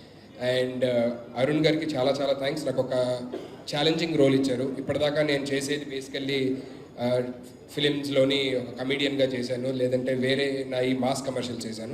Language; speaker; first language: Telugu; native; Telugu